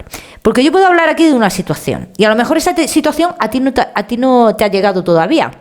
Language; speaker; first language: Spanish; native; Spanish